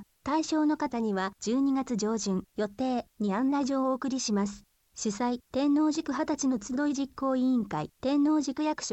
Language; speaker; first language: Japanese; native; Japanese